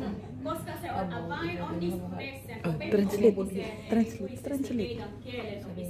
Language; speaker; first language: Finnish; non-native, learner; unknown